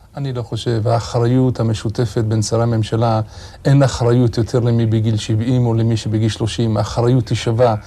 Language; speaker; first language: Hebrew; early bilingual, other home language; Arabic